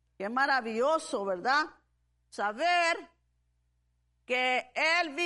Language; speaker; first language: Spanish; early bilingual, heritage; Spanish